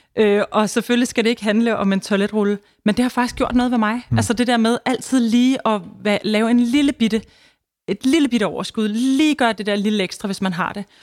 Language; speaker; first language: Danish; native; Danish